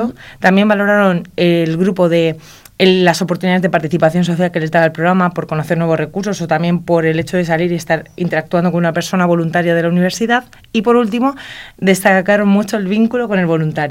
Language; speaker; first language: Spanish; native; Spanish